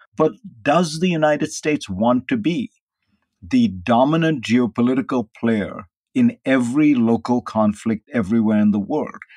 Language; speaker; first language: English; non-native, local second language; Hindi